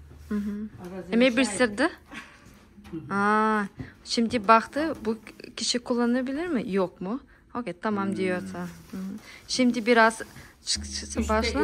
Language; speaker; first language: Turkish; non-native, learner; Yakut